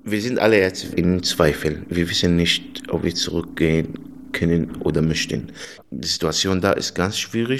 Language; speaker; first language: German; non-native, fluent; Arabic